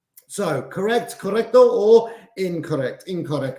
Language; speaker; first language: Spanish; non-native, fluent; English